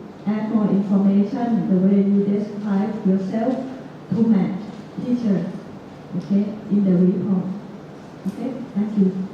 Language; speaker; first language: English; non-native, fluent; Thai